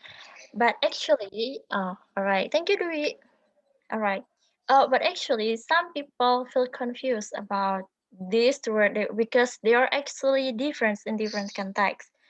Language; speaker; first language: English; non-native, learner; Indonesian